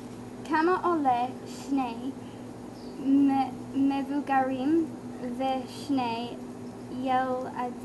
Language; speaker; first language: Hebrew; non-native, learner; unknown